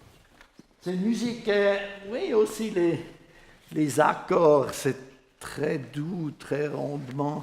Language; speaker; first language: French; non-native, fluent; Swiss German